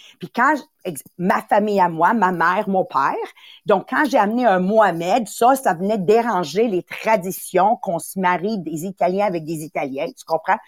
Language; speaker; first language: French; early bilingual, other home language; Italian